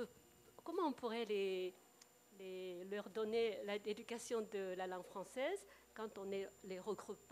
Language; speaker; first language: French; non-native, fluent; Japanese